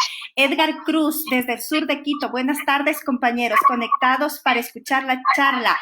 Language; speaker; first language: Spanish; native; Spanish